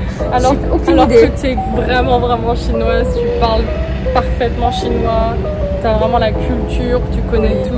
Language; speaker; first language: French; early bilingual, heritage; French